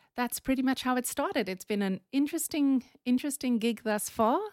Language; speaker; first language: English; non-native, local second language; Afrikaans